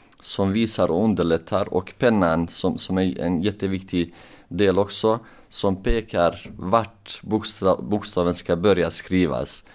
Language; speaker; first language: Swedish; non-native, local second language; Bosnian